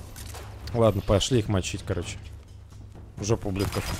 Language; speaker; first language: Russian; native; Russian